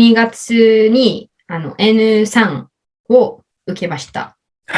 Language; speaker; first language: Japanese; non-native, learner; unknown